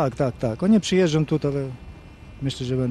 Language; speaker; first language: Polish; non-native, fluent; Ukrainian